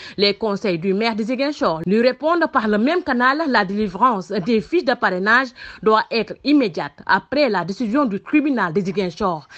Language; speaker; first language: French; non-native, local second language; Wolof